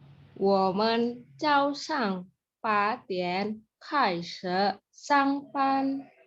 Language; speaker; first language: Chinese; non-native, learner; Indonesian